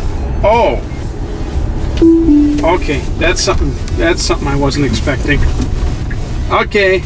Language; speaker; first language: English; native; English